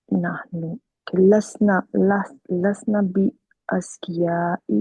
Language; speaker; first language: Arabic; non-native, learner; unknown